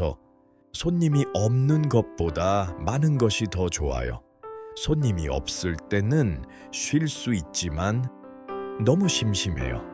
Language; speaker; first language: Korean; non-native, fluent; Uzbek